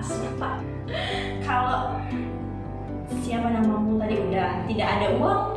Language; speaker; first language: Indonesian; non-native, local second language; Balinese